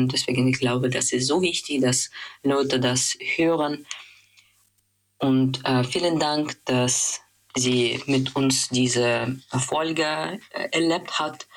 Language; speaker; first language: German; non-native, fluent; Russian